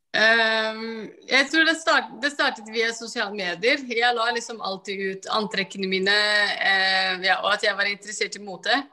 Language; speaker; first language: Norwegian; early bilingual, other home language; Somali